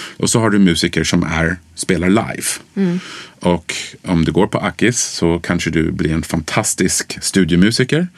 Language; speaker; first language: Swedish; early bilingual, other home language; English